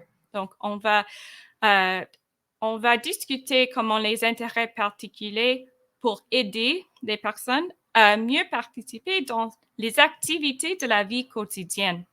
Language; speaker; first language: French; non-native, fluent; English